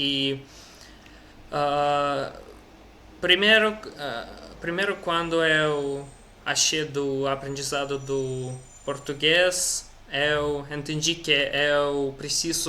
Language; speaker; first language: Portuguese; non-native, learner; Russian